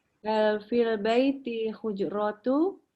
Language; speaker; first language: Arabic; non-native, learner; Indonesian